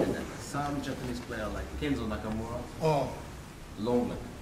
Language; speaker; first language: English; non-native, learner; German